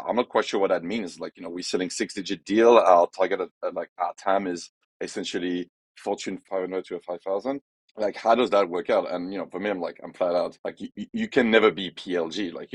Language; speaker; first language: English; non-native, fluent; French